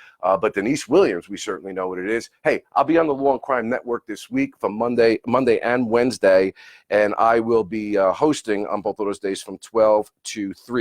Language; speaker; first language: English; native; English